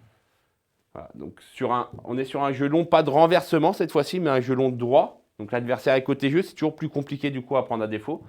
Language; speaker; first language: French; native; French